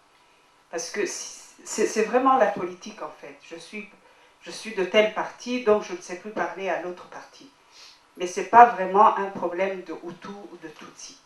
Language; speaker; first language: French; non-native, local second language; Kinyarwanda